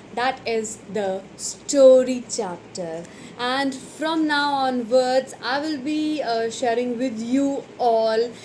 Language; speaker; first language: English; non-native, local second language; Hindi